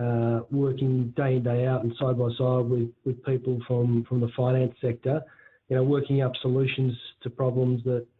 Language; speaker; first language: English; native; English